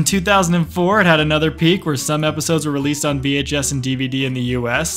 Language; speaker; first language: English; native; English